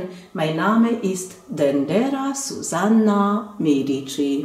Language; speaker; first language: German; non-native, fluent; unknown